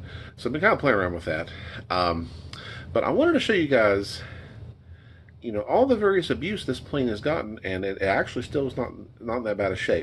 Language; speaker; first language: English; native; English